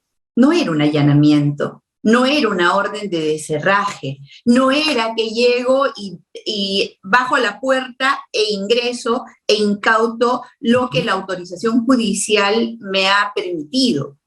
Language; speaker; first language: Spanish; native; Spanish